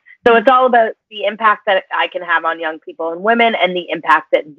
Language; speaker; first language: English; native; English